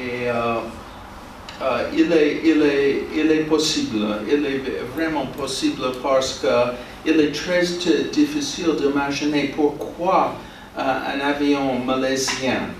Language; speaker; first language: French; non-native, learner; English